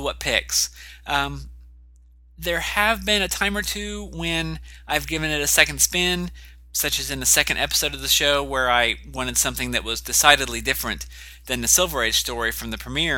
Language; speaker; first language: English; native; English